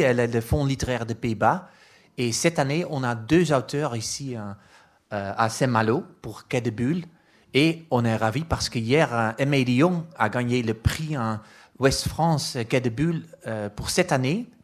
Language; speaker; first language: French; non-native, fluent; Dutch